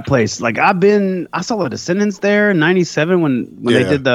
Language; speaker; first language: English; native; English